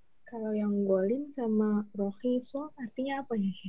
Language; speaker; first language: Indonesian; native; Indonesian